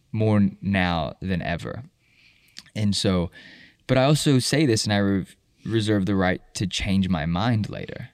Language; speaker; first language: English; native; English